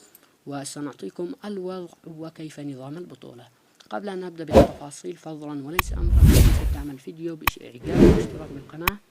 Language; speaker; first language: Arabic; native; Arabic